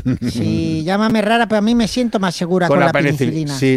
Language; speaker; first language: Spanish; native; Spanish